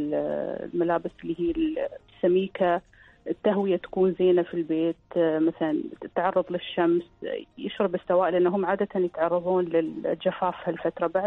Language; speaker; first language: Arabic; native; Arabic